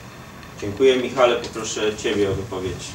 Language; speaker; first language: Polish; native; Polish